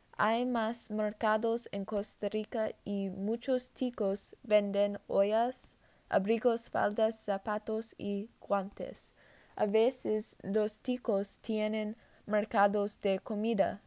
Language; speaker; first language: Spanish; non-native, learner; English